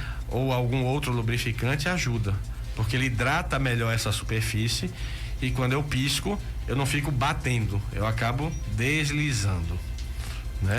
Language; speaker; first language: Portuguese; native; Portuguese